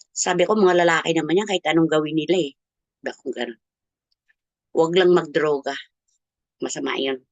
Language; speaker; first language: Filipino; non-native, local second language; Cebuano